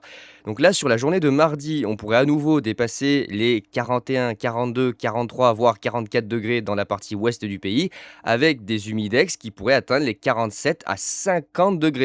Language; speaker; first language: French; native; French